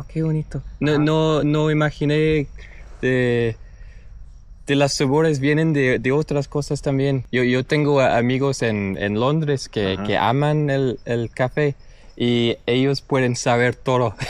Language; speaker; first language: Spanish; non-native, learner; English